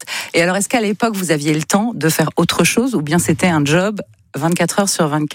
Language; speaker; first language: French; native; French